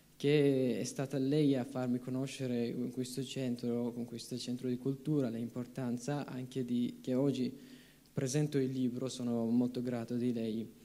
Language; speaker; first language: Italian; non-native, fluent; Kurdish